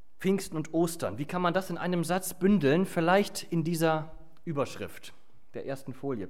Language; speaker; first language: German; native; German